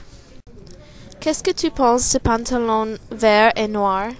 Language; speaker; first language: French; non-native, learner; English